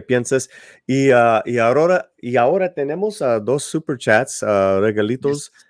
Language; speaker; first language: Spanish; early bilingual, heritage; English